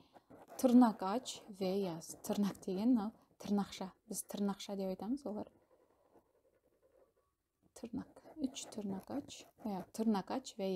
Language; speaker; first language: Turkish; non-native, fluent; Kazakh